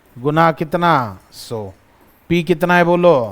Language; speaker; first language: Hindi; non-native, local second language; Marathi